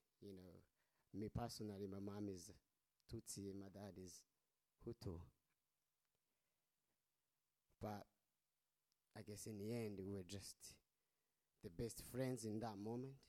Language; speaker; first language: English; non-native, local second language; Kinyarwanda